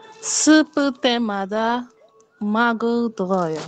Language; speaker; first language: Korean; non-native, learner; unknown